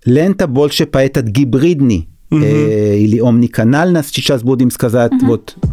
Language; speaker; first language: Russian; non-native, learner; Hebrew